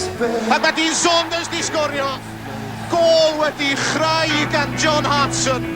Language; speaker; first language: Welsh; native; Welsh